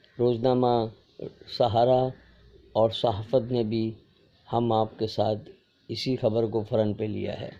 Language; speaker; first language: Urdu; native; Urdu